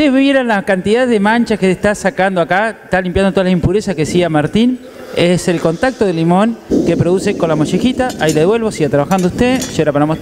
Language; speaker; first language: Spanish; native; Spanish